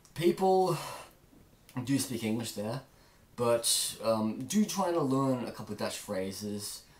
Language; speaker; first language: English; native; English